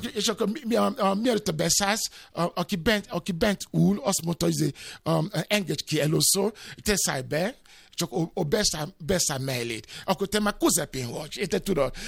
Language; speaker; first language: Hungarian; non-native, fluent; Yoruba